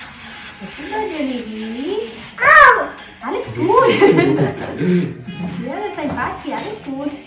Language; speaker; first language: German; non-native, learner; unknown